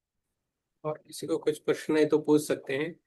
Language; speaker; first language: Hindi; native; Hindi